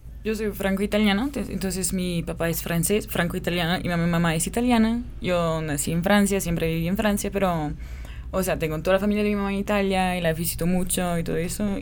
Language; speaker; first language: Spanish; non-native, fluent; French